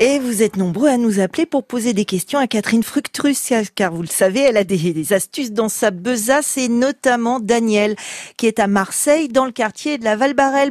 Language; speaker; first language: French; native; French